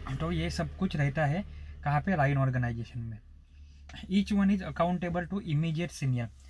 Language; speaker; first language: Hindi; non-native, local second language; Marathi